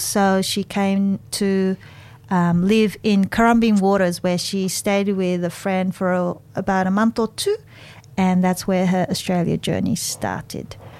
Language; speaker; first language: English; non-native, fluent; Japanese